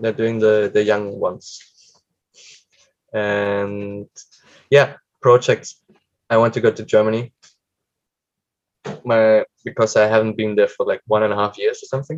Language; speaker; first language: English; non-native, fluent; German